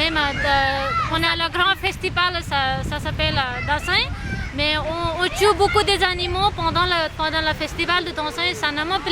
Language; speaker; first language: French; non-native, fluent; Nepali